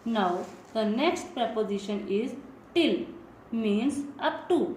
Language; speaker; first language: English; non-native, local second language; Punjabi